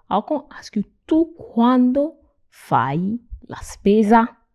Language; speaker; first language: Italian; non-native, fluent; Nigerian Pidgin